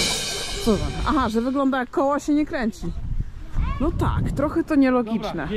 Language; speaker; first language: Polish; native; Polish